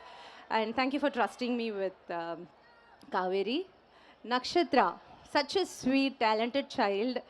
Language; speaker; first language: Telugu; non-native, learner; Tamil